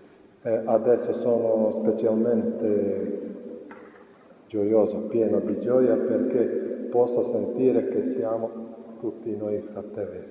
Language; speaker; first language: Italian; non-native, fluent; Croatian